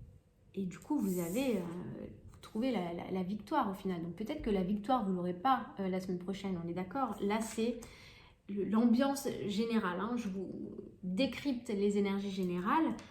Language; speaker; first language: French; native; French